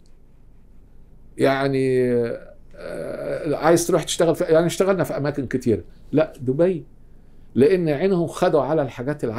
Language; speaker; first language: Arabic; native; Arabic